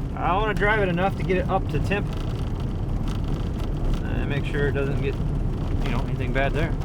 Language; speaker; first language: English; native; English